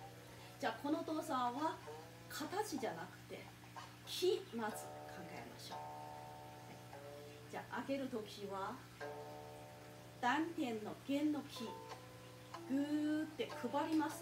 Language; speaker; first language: Japanese; non-native, fluent; Chinese